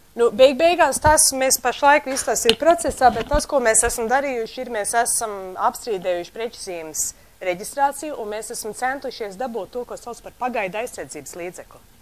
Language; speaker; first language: Latvian; early bilingual, heritage; Latvian